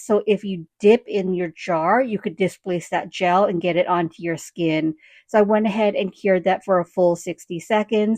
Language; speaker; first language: English; native; English